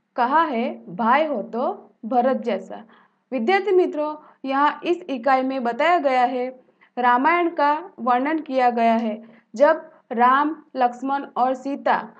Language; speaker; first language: Hindi; non-native, local second language; Gujarati